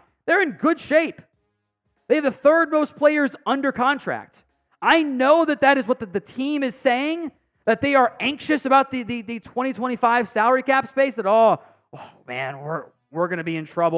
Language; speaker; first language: English; native; English